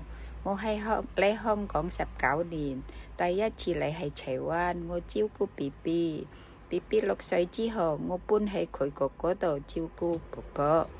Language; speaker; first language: Cantonese; non-native, learner; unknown